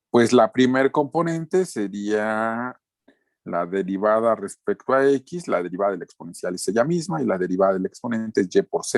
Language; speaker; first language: Spanish; native; Spanish